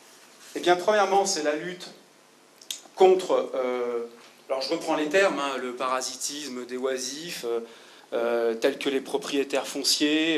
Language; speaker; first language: French; native; French